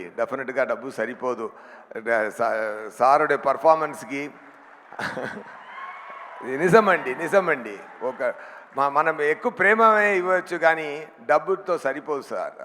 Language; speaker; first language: Telugu; non-native, learner; Tamil